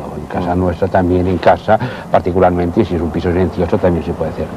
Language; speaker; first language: Spanish; native; Spanish